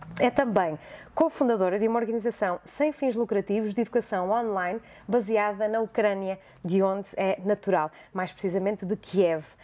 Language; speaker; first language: Portuguese; native; Portuguese